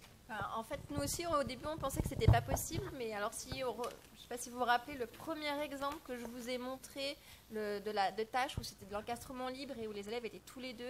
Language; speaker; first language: French; native; French